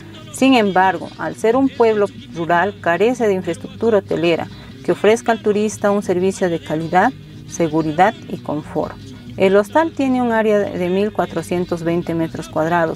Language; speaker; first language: Spanish; native; Spanish